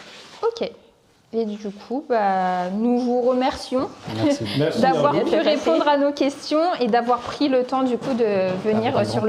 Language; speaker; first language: French; native; French